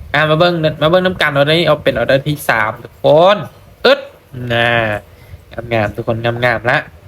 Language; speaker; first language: Thai; non-native, local second language; Lao